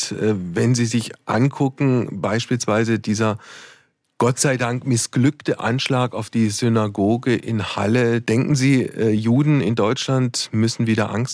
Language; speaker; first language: German; native; German